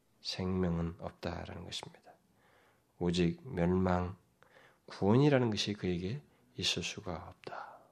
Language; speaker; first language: Korean; native; Korean